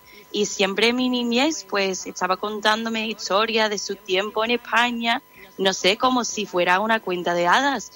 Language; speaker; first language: Spanish; non-native, fluent; English